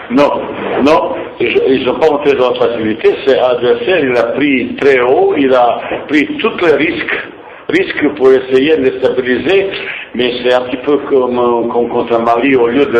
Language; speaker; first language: French; non-native, fluent; Bosnian